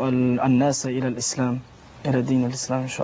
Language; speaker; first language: Arabic; non-native, learner; Tajik